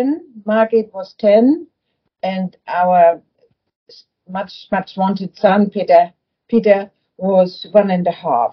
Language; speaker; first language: English; non-native, fluent; German